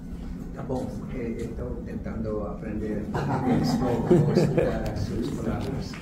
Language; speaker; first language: Portuguese; non-native, fluent; English